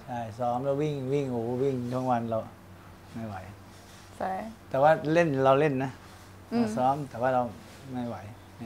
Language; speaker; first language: Thai; native; Thai